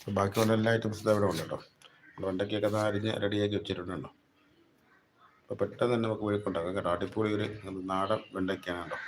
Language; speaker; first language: Malayalam; native; Malayalam